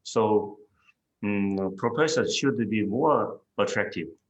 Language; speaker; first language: English; non-native, fluent; Korean